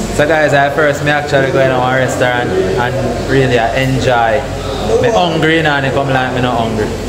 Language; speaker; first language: English; native; English